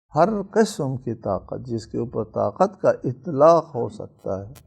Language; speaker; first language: Urdu; native; Urdu